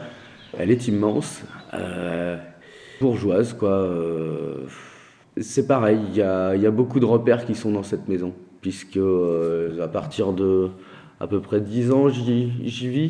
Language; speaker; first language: French; native; French